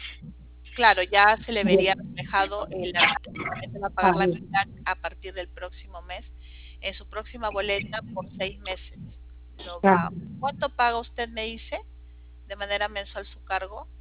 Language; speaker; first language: Spanish; native; Spanish